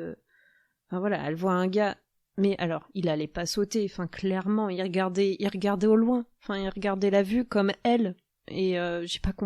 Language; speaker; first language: French; native; French